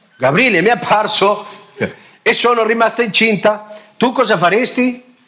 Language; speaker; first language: Italian; non-native, fluent; Spanish